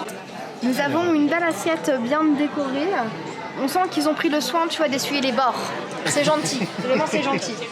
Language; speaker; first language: French; native; French